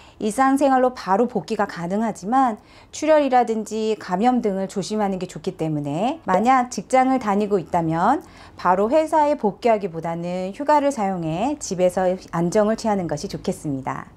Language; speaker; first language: Korean; native; Korean